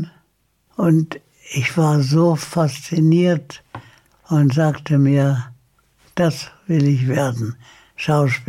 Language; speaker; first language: German; early bilingual, heritage; German